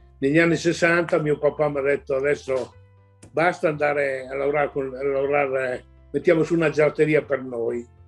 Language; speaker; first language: Italian; native; Italian